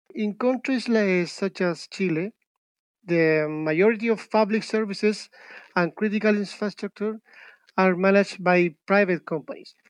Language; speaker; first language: English; non-native, fluent; Spanish